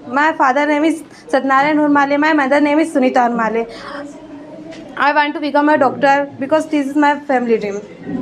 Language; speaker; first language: English; non-native, learner; Hindi